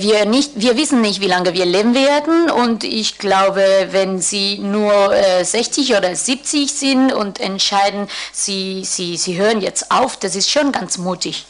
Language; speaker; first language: German; non-native, fluent; Spanish